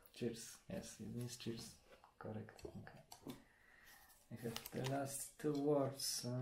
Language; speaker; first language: English; non-native, learner; Polish